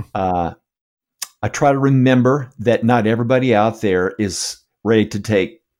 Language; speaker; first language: English; native; English